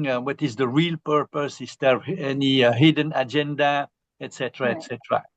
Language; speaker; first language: English; non-native, fluent; Vietnamese